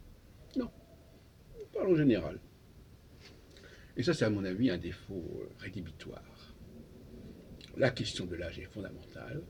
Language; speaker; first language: French; native; French